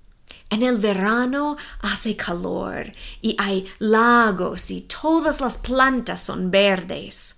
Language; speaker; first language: Spanish; non-native, fluent; English